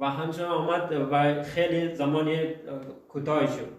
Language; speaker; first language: Persian; early bilingual, heritage; Persian